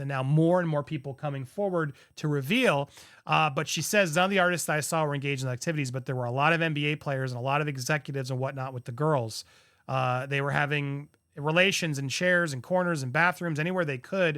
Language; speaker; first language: English; native; English